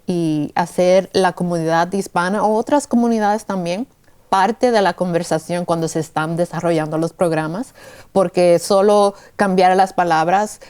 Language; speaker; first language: Spanish; early bilingual, heritage; Spanish